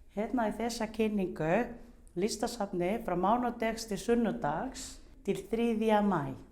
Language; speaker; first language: Icelandic; non-native, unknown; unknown